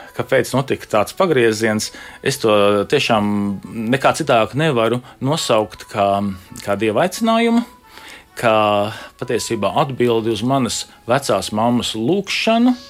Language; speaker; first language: Latvian; native; Latvian